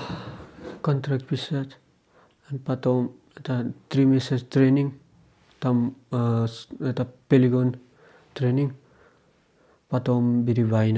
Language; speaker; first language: Russian; non-native, learner; Nepali